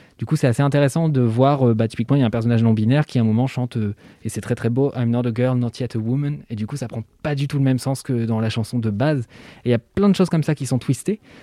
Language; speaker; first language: French; native; French